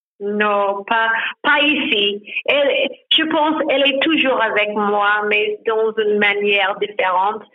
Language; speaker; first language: French; non-native, learner; English